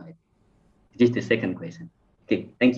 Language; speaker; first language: English; non-native, fluent; Indonesian